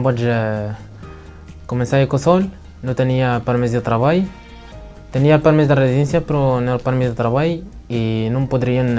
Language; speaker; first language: Catalan; non-native, learner; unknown